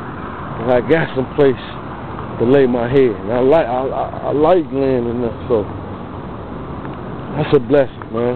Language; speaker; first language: English; native; English